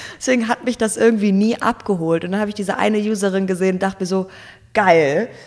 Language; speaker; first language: German; native; German